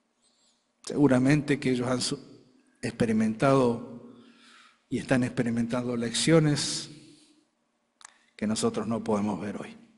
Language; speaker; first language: Spanish; native; Spanish